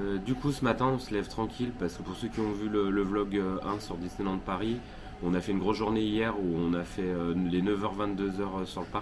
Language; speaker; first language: French; native; French